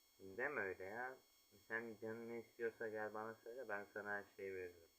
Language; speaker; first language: Turkish; native; Turkish